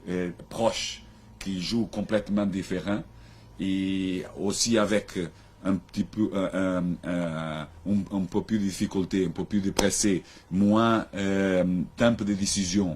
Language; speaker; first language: French; non-native, learner; Portuguese